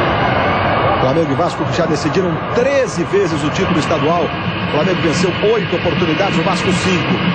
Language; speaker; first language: Portuguese; native; Portuguese